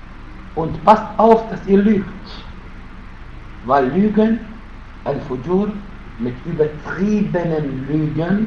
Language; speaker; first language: German; non-native, fluent; Arabic